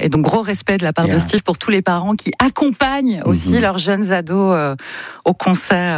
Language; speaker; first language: French; native; French